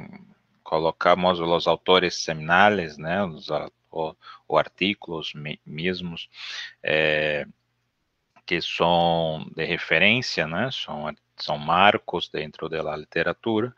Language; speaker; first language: Spanish; non-native, learner; Portuguese